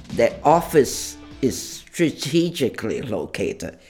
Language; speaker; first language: English; non-native, fluent; Chinese